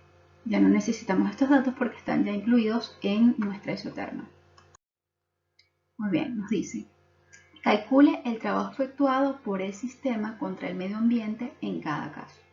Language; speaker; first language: Spanish; native; Spanish